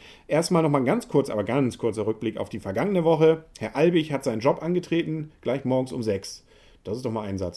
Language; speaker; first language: German; native; German